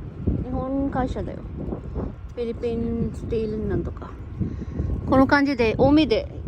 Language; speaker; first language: Japanese; non-native, learner; Filipino